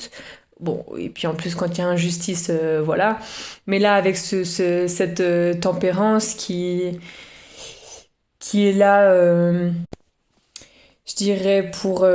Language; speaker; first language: French; native; French